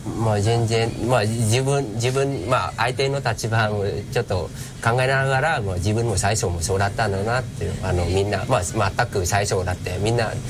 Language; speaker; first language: Japanese; non-native, fluent; Vietnamese